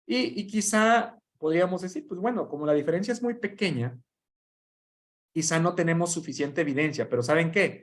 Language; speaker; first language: Spanish; native; Spanish